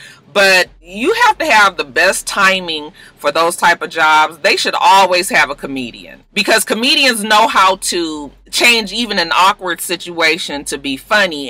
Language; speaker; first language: English; native; English